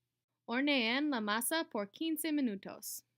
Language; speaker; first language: Spanish; non-native, learner; English